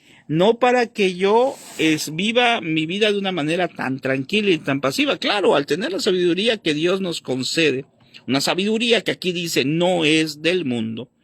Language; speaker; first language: Spanish; native; Spanish